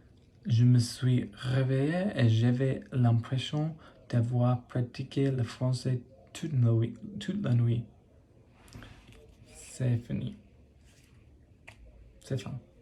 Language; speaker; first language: French; non-native, learner; English